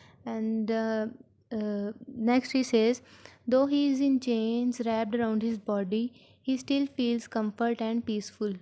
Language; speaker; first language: English; non-native, local second language; Urdu